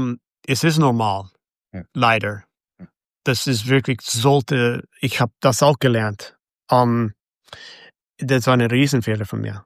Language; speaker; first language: German; non-native, fluent; English